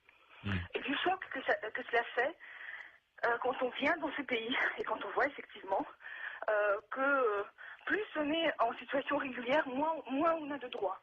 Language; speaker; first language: French; non-native, fluent; Russian